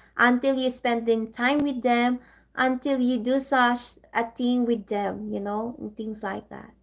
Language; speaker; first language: English; non-native, local second language; Filipino